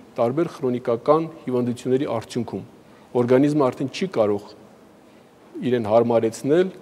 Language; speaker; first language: Armenian; native; Armenian